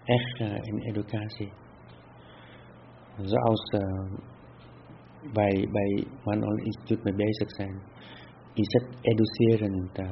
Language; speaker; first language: Dutch; non-native, fluent; Vietnamese